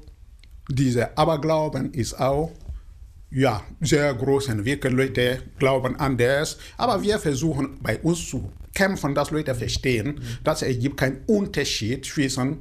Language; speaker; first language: German; non-native, learner; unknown